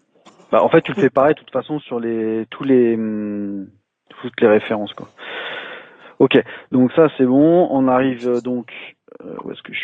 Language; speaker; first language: French; native; French